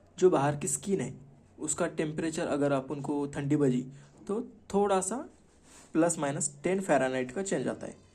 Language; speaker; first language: Hindi; non-native, local second language; Marathi